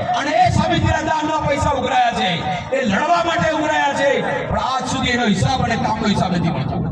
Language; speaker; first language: Gujarati; non-native, local second language; Bhili